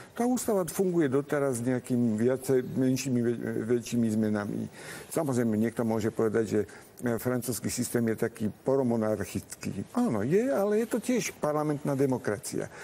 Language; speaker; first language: Slovak; non-native, local second language; Hungarian